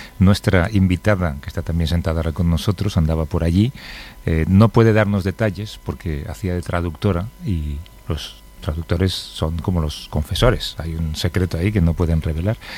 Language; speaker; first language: Spanish; native; Spanish